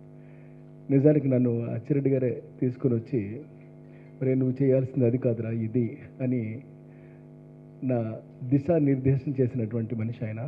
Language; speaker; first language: Telugu; native; Telugu